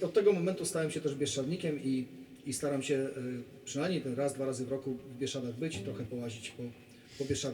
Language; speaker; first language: Polish; native; Polish